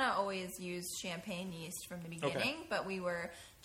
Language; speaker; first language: English; native; English